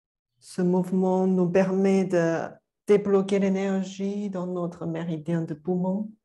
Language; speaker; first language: French; non-native, fluent; Chinese